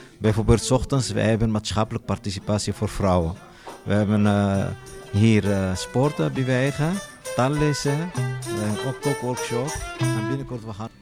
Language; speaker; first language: Dutch; non-native, learner; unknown